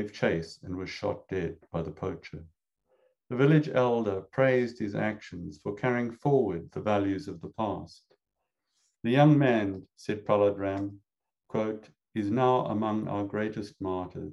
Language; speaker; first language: English; native; English